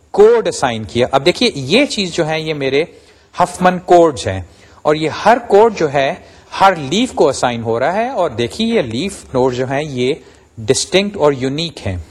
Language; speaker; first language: Urdu; native; Urdu